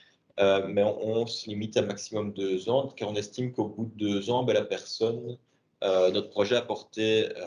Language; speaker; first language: French; native; French